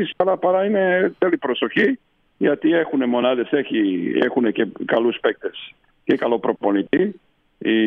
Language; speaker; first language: Greek; non-native, fluent; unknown